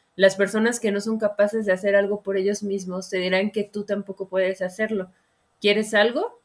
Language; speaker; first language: Spanish; native; Spanish